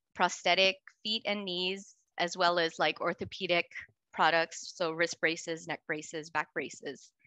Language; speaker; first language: English; native; English